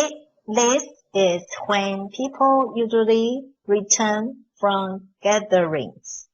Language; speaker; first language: English; non-native, learner; Chinese